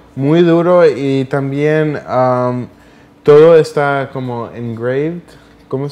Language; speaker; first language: Spanish; early bilingual, heritage; Spanish